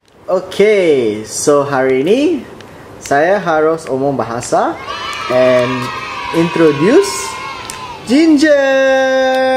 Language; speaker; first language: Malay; non-native, learner; English